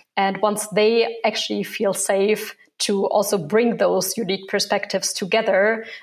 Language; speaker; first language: English; non-native, fluent; German